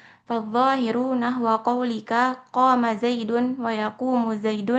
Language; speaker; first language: Arabic; non-native, learner; Indonesian